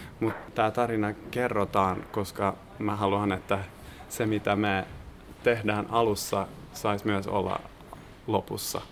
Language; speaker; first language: Finnish; non-native, fluent; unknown